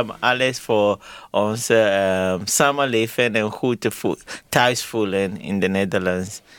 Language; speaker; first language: Dutch; non-native, learner; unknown